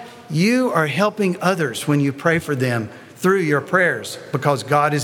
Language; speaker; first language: English; native; English